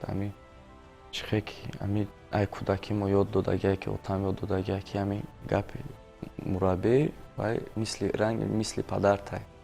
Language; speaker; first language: Tajik; native; Tajik